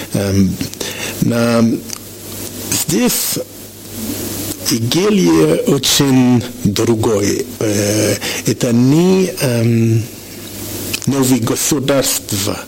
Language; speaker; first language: Russian; non-native, learner; French